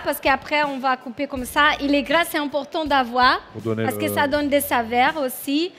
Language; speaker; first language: French; non-native, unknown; Portuguese